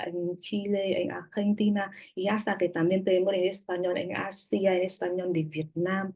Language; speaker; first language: Spanish; non-native, fluent; Vietnamese